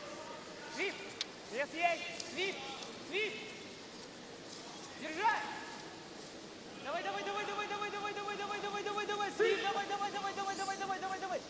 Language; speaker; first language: Russian; native; Russian